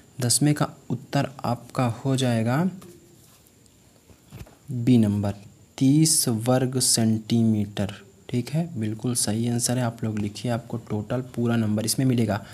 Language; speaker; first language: Hindi; native; Hindi